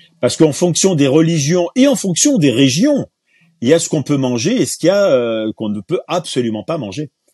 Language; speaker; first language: French; native; French